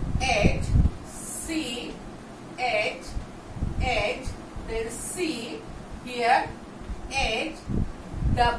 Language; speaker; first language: English; non-native, local second language; Marathi